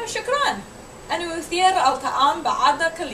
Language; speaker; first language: Arabic; non-native, learner; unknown